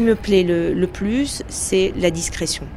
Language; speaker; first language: French; native; French